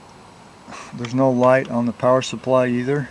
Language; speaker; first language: English; native; English